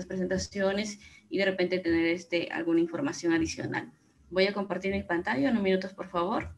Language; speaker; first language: Spanish; native; Spanish